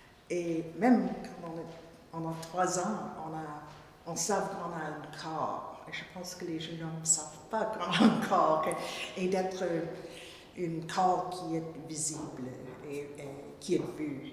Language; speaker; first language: French; non-native, fluent; English